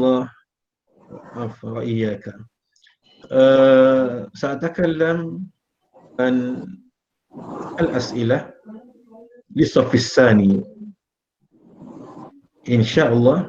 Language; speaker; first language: Arabic; non-native, fluent; Malay